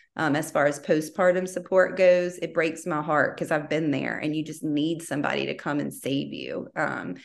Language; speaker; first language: English; native; English